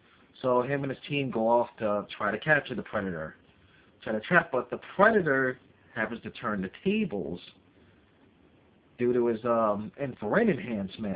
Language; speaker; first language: English; native; English